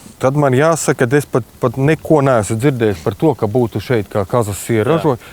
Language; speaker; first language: Latvian; native; Latvian